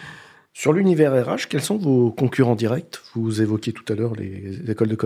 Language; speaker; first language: French; native; French